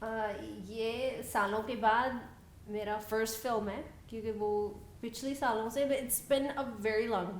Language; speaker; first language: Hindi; non-native, learner; English